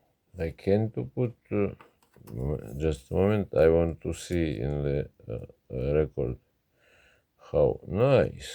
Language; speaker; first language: English; non-native, learner; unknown